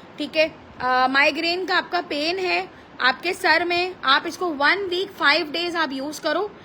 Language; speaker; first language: Hindi; native; Hindi